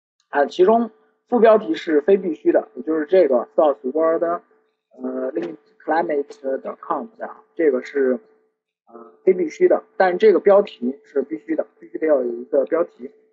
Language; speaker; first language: Chinese; native; Chinese